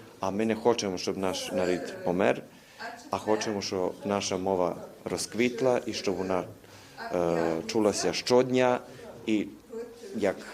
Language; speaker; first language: Ukrainian; early bilingual, heritage; Ukrainian